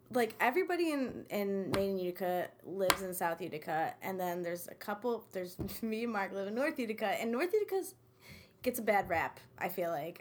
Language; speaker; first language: English; native; English